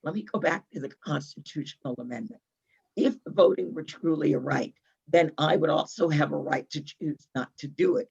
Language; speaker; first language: English; native; English